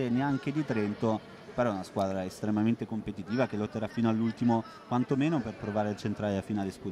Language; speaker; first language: Italian; native; Italian